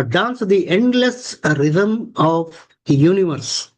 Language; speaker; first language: English; non-native, local second language; Kannada